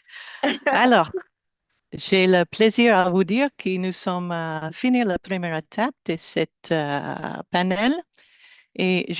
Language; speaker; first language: French; non-native, learner; English